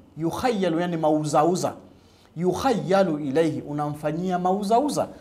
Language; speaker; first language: Swahili; native; Swahili